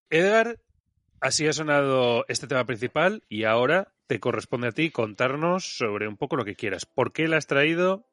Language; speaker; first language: Spanish; native; Spanish